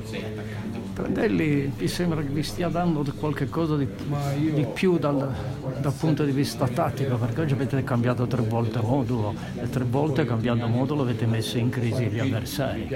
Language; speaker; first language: Italian; native; Italian